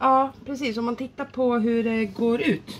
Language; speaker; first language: Swedish; native; Swedish